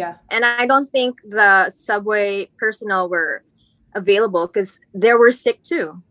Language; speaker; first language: English; non-native, local second language; Filipino